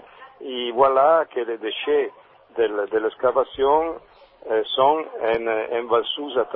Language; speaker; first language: French; non-native, learner; Italian